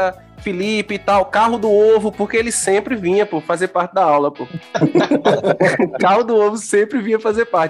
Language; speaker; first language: Portuguese; native; Portuguese